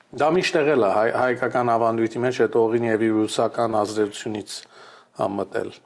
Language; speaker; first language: Armenian; early bilingual, heritage; Armenian